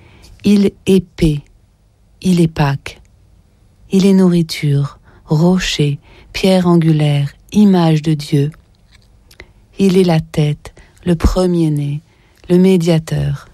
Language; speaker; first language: French; native; French